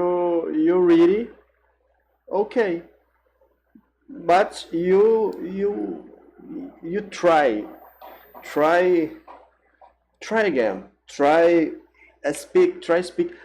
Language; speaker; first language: English; non-native, learner; Portuguese